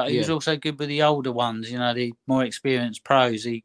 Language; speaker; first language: English; native; English